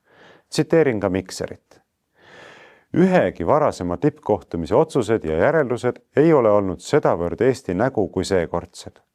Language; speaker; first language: Estonian; native; Estonian